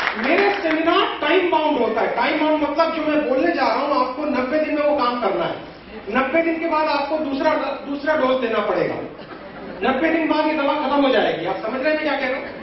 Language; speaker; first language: Hindi; native; Hindi